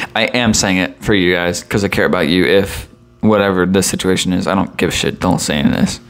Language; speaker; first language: English; native; English